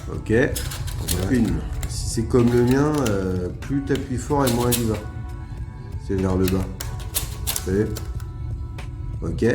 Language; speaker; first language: French; native; French